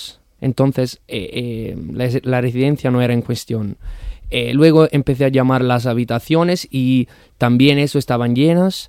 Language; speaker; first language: Spanish; non-native, fluent; Italian